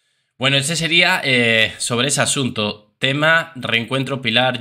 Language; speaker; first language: Spanish; native; Spanish